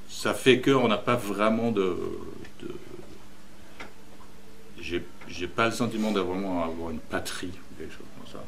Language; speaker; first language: French; non-native, fluent; German